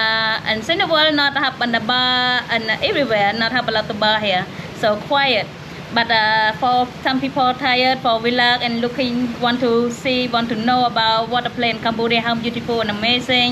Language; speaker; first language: English; non-native, learner; Khmer